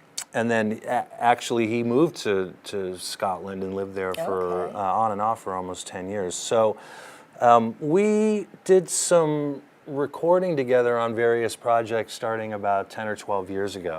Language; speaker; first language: English; early bilingual, other home language; German